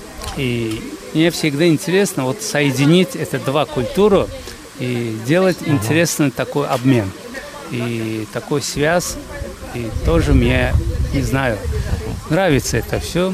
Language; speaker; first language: Russian; non-native, fluent; Azerbaijani